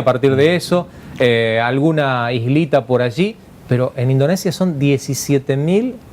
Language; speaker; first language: Spanish; native; Spanish